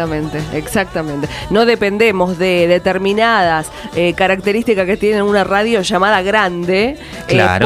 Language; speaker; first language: Spanish; native; Spanish